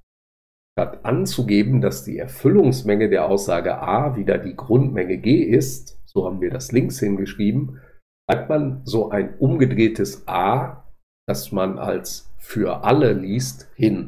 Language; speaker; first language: German; native; German